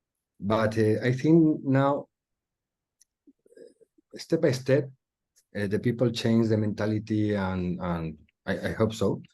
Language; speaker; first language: English; non-native, learner; Spanish